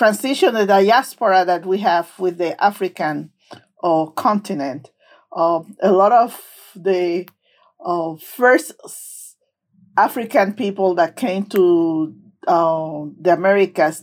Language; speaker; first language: English; non-native, fluent; Spanish